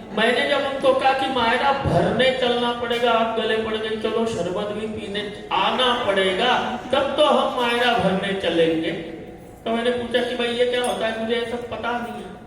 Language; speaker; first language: Hindi; non-native, local second language; Kannada